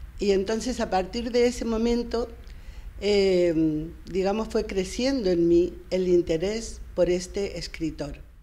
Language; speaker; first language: Spanish; native; Spanish